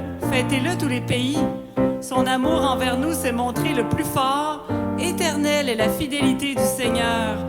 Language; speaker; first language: French; native; French